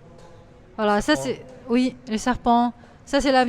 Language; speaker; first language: French; non-native, fluent; Chinese